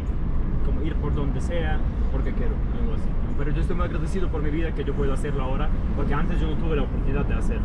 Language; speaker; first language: Spanish; non-native, fluent; Russian